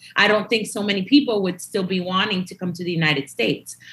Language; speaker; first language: English; early bilingual, other home language; Spanish